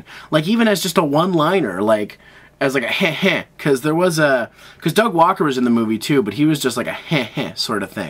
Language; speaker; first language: English; native; English